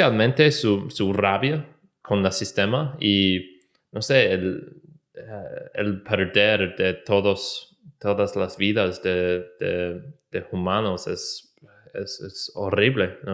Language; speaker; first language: Spanish; non-native, learner; English